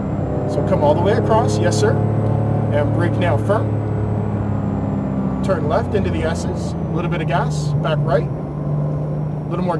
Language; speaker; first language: English; native; English